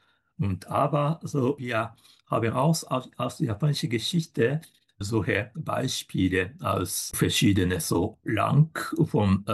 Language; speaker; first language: German; non-native, fluent; Japanese